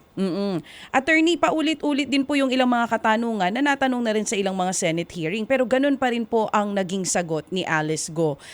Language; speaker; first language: Filipino; native; Filipino